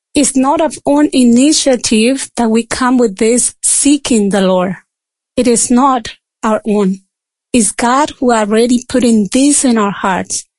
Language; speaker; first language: English; non-native, fluent; Spanish